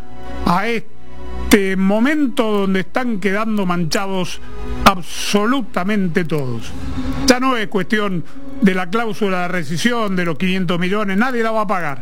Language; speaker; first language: Spanish; native; Spanish